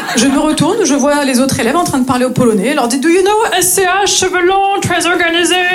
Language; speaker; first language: French; native; French